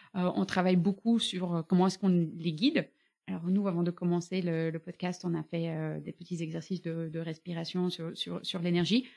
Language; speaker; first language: French; early bilingual, other home language; Bulgarian